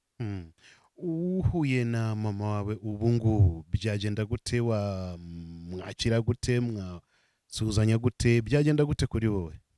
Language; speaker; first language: Kinyarwanda; native; Kinyarwanda